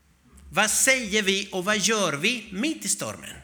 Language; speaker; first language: Swedish; non-native, fluent; Spanish